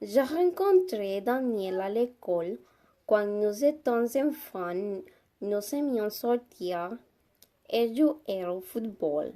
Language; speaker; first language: French; non-native, learner; Spanish